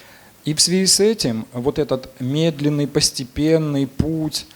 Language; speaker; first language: Russian; native; Russian